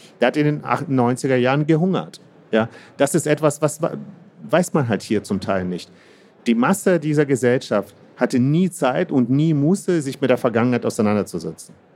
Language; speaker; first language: German; early bilingual, other home language; Russian